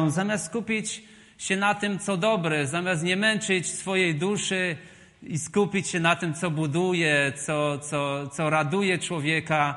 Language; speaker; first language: Polish; native; Polish